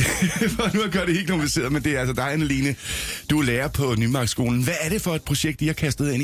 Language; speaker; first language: Danish; native; Danish